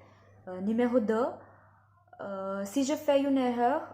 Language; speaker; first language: French; non-native, learner; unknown